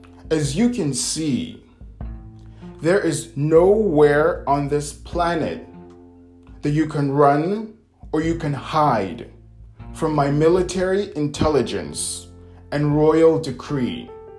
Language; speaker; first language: English; native; English